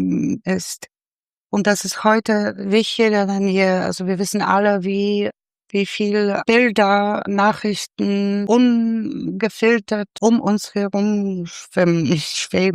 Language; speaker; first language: German; non-native, fluent; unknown